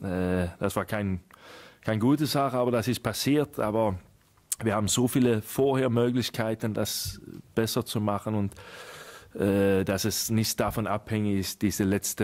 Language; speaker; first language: German; non-native, fluent; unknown